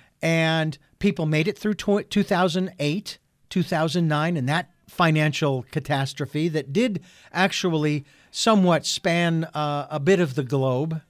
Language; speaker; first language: English; native; English